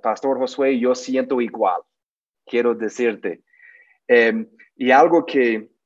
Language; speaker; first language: Spanish; non-native, learner; English